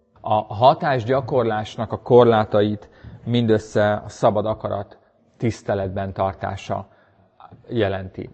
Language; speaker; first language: Hungarian; native; Hungarian